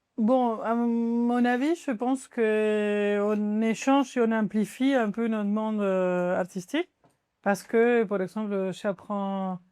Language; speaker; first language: French; non-native, fluent; Spanish